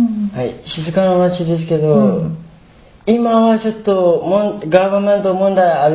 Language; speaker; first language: Japanese; non-native, learner; Burmese